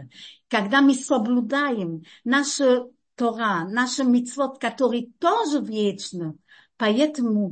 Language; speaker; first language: Russian; non-native, fluent; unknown